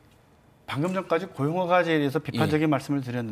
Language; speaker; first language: Korean; native; Korean